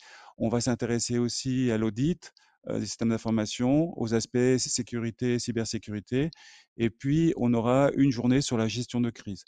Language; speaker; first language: French; native; French